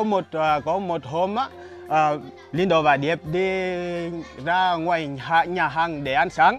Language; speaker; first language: Vietnamese; non-native, learner; Portuguese